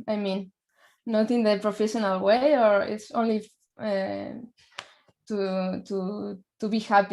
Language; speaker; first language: English; non-native, learner; Spanish